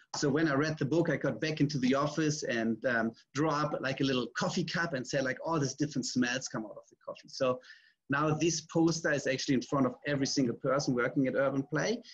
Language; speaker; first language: English; non-native, fluent; German